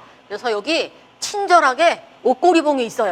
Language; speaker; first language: Korean; native; Korean